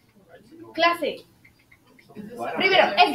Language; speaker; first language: Spanish; non-native, fluent; English